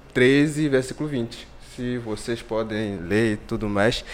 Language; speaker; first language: Portuguese; non-native, fluent; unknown